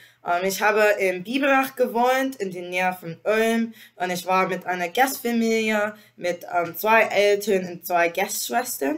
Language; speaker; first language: German; non-native, learner; English